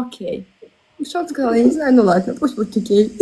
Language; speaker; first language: Russian; native; Russian